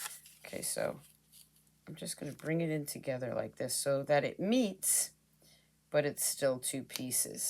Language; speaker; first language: English; native; English